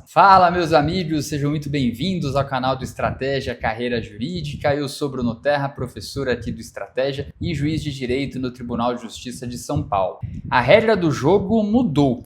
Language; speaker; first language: Portuguese; native; Portuguese